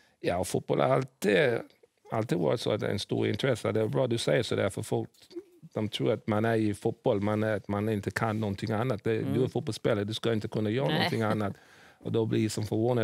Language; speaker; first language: Swedish; early bilingual, other home language; English